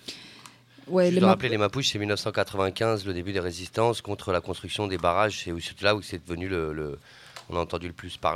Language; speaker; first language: French; native; French